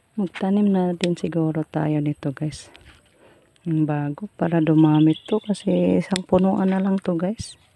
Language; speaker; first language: Filipino; non-native, local second language; Cebuano